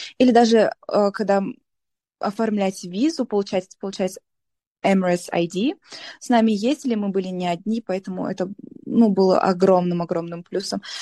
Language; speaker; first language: Russian; non-native, local second language; Tajik